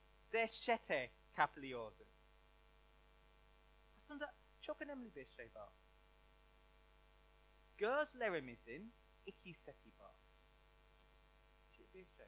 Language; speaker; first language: Turkish; non-native, learner; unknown